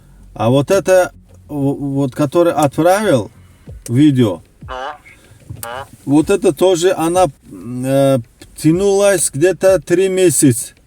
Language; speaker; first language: Russian; non-native, local second language; Tajik